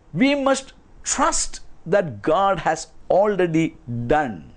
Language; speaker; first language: English; non-native, local second language; Kannada